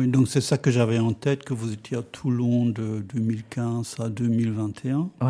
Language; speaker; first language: French; non-native, fluent; German